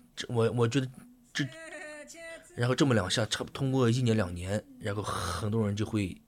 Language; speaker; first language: Chinese; native; Chinese